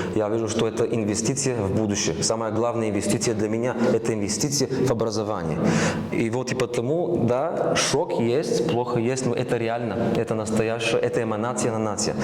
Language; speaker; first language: Russian; non-native, learner; Bulgarian